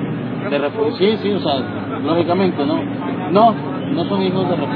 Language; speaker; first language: Spanish; native; Spanish